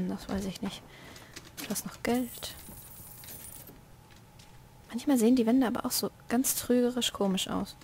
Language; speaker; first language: German; native; German